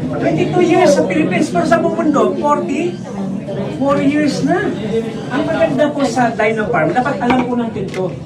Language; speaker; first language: Filipino; native; Filipino